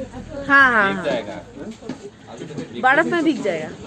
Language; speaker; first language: Hindi; non-native, local second language; Bangla